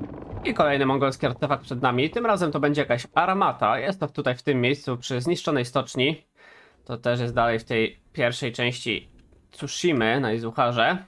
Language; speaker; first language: Polish; native; Polish